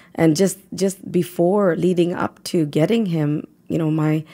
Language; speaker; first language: English; native; English